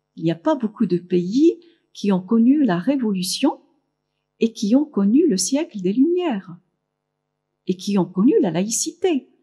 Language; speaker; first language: French; non-native, local second language; Arabic